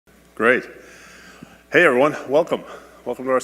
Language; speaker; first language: English; native; English